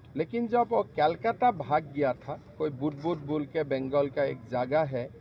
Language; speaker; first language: Hindi; non-native, local second language; Assamese